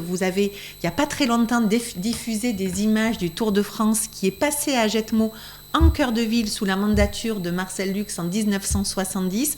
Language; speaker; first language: French; native; French